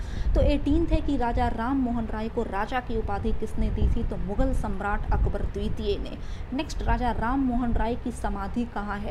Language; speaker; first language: Hindi; native; Hindi